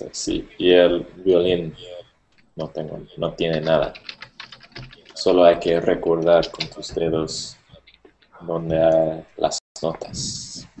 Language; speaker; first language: Spanish; non-native, learner; English